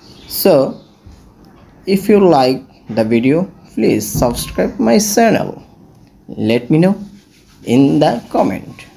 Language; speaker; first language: English; non-native, learner; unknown